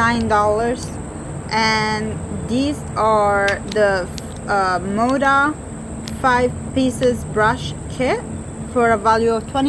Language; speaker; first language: English; non-native, fluent; Italian